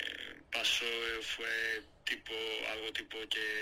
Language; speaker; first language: Spanish; non-native, fluent; Greek